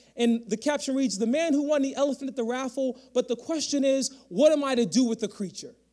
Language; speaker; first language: English; native; English